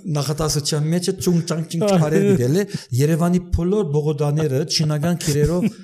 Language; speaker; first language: Armenian; early bilingual, heritage; Armenian